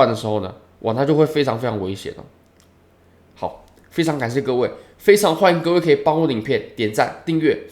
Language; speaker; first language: Chinese; native; Chinese